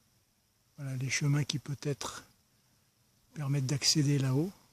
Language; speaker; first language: French; native; French